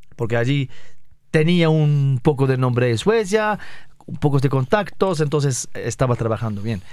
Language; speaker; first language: Spanish; non-native, fluent; Arabic